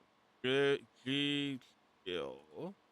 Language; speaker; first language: English; native; English